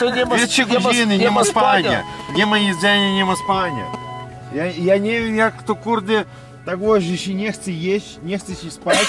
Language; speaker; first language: Polish; non-native, learner; Ukrainian